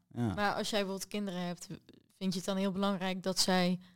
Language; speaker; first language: Dutch; non-native, local second language; Limburgish